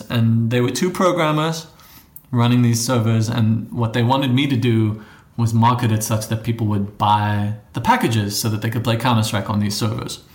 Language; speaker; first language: English; native; English